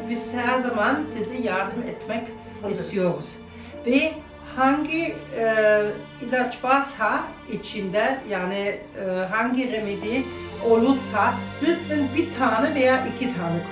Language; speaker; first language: Turkish; non-native, learner; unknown